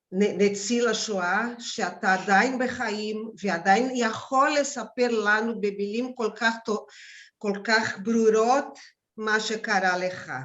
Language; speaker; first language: Hebrew; non-native, fluent; Portuguese